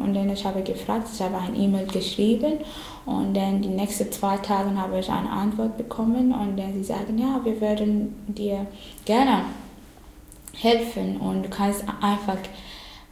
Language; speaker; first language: German; non-native, learner; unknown